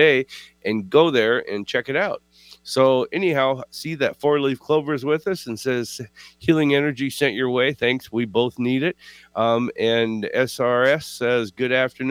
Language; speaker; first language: English; native; English